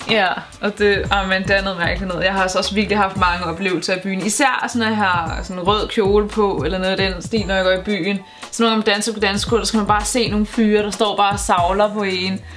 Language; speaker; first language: Danish; native; Danish